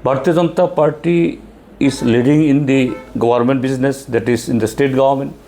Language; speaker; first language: English; non-native, local second language; Bangla